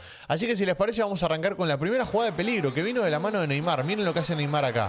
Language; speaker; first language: Spanish; native; Spanish